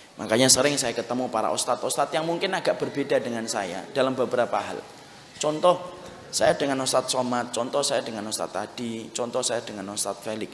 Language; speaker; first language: Indonesian; native; Indonesian